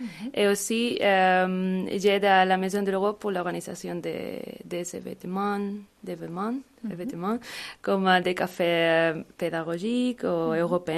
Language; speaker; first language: French; non-native, learner; Spanish